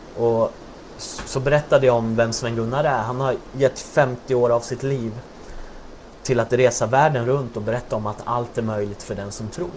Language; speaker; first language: Swedish; native; Swedish